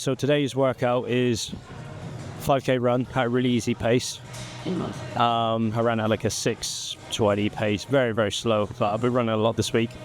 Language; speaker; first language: English; native; English